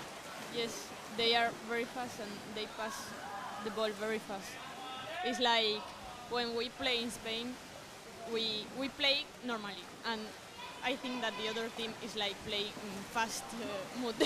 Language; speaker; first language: English; non-native, learner; Spanish